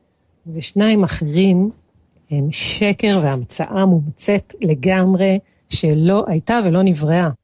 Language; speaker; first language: Hebrew; native; Hebrew